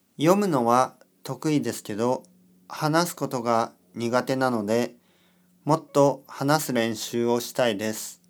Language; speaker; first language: Japanese; non-native, learner; English